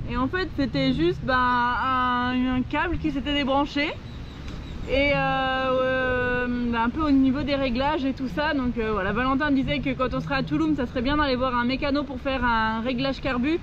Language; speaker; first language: French; native; French